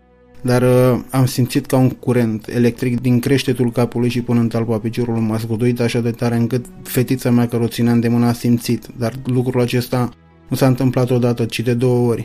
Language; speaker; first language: Romanian; native; Romanian